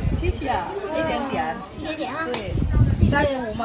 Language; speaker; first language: Chinese; non-native, learner; Thai